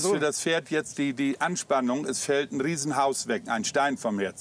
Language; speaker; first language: German; native; German